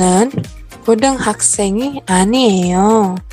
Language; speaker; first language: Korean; non-native, learner; Indonesian